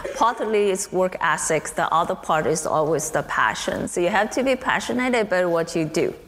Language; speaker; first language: English; non-native, fluent; Chinese